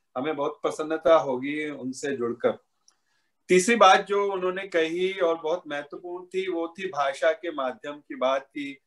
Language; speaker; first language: Hindi; native; Hindi